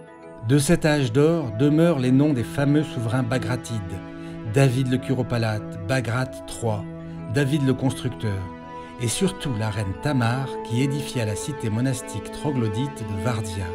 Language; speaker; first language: French; native; French